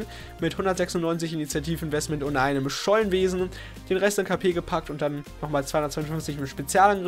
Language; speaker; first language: German; native; German